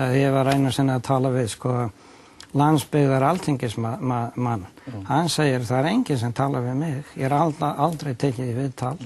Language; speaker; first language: Icelandic; non-native, fluent; English